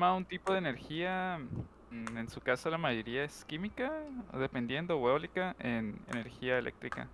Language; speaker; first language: Spanish; native; Spanish